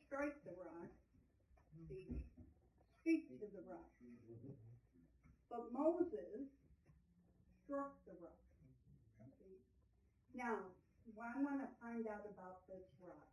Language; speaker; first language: English; native; English